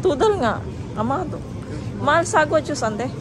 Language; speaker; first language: Korean; non-native, learner; Filipino